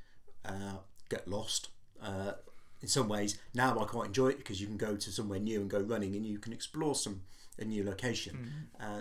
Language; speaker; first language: English; native; English